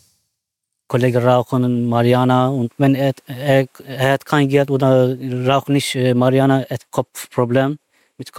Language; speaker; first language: German; non-native, learner; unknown